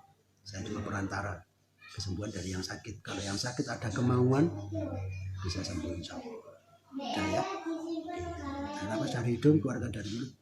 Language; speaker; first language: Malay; non-native, local second language; Javanese